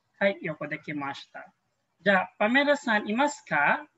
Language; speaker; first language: Japanese; non-native, fluent; Filipino